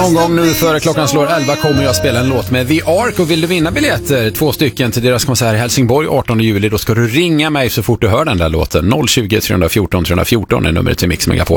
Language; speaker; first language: Swedish; native; Swedish